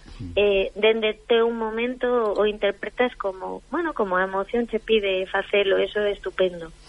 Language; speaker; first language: Galician; non-native, local second language; Spanish